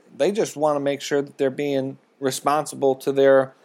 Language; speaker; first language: English; native; English